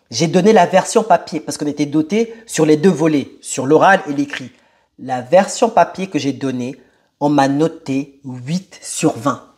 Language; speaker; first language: French; early bilingual, other home language; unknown